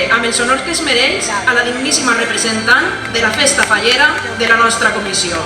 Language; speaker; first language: Catalan; native; Catalan